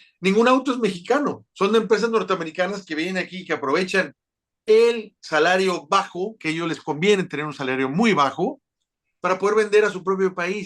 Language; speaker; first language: Spanish; native; Spanish